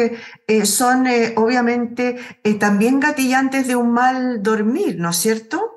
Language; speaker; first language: Spanish; native; Spanish